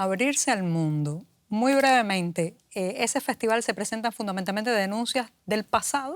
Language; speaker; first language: Spanish; native; Spanish